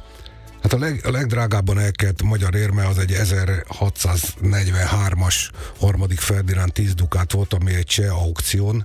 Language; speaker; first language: Hungarian; native; Hungarian